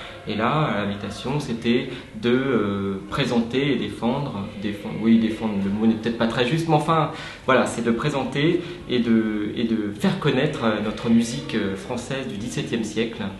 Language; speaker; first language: French; native; French